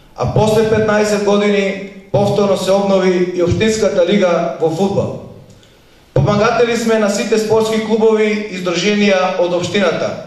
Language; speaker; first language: Macedonian; native; Macedonian